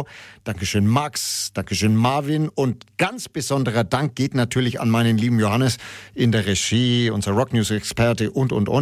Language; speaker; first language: German; native; German